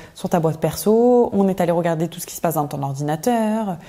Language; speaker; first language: French; native; French